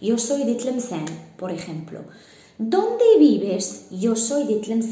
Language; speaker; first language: Spanish; non-native, fluent; Arabic